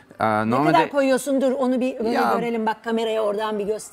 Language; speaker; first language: Turkish; native; Turkish